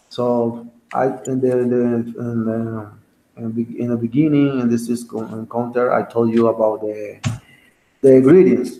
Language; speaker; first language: English; non-native, learner; Spanish